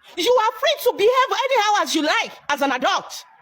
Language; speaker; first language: English; non-native, local second language; Yoruba